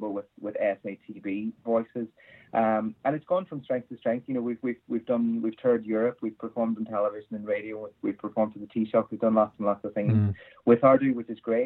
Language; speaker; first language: English; native; English